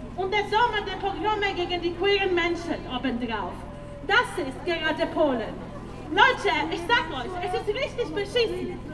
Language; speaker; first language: German; non-native, fluent; Polish